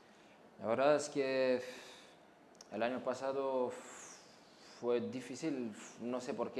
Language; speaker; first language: Spanish; non-native, fluent; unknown